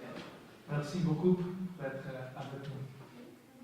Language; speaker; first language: French; non-native, learner; Spanish